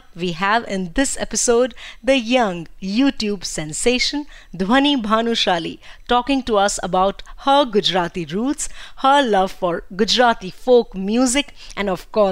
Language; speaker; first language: English; non-native, local second language; Gujarati